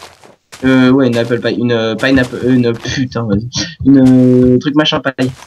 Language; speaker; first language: French; native; French